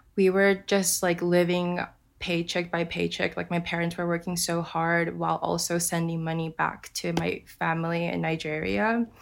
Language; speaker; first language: English; early bilingual, other home language; Japanese